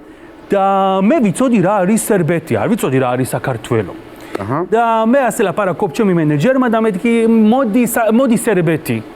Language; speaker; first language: Georgian; non-native, learner; Hebrew